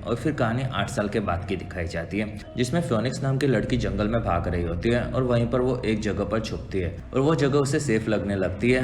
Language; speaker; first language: Hindi; native; Hindi